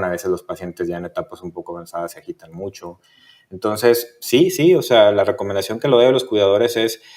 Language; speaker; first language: Spanish; native; Spanish